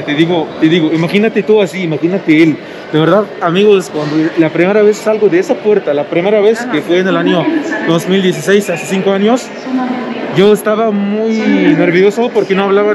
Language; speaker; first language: Spanish; non-native, fluent; Arabic